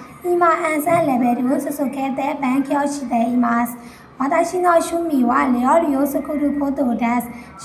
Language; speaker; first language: Japanese; non-native, learner; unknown